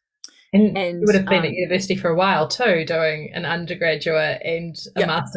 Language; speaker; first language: English; native; English